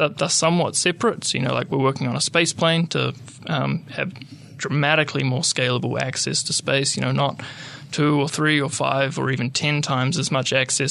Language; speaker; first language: English; native; English